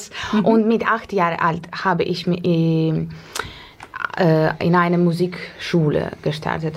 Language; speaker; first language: German; non-native, learner; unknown